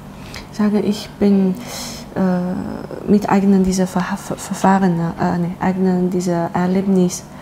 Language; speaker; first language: German; non-native, learner; Chinese